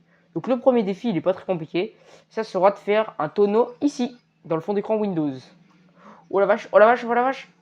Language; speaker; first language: French; native; French